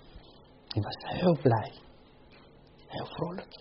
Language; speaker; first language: Dutch; non-native, fluent; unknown